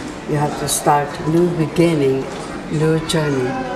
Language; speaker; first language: English; non-native, fluent; Korean